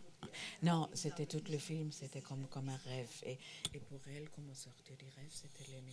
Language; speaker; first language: French; non-native, fluent; German